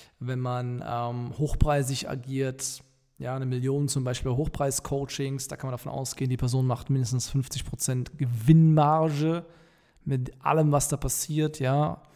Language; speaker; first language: German; native; German